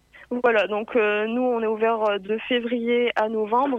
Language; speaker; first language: French; native; French